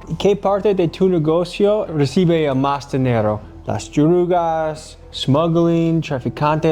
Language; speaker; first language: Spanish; non-native, learner; English